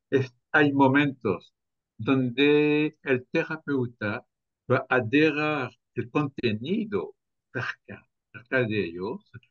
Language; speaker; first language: Spanish; non-native, fluent; French